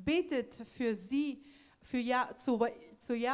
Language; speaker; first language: German; non-native, fluent; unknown